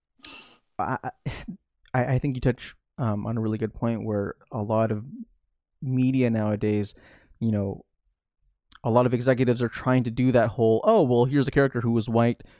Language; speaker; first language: English; early bilingual, other home language; Filipino